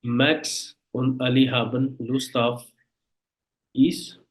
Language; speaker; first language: German; non-native, fluent; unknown